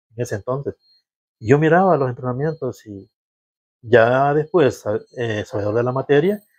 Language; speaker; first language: Spanish; native; Spanish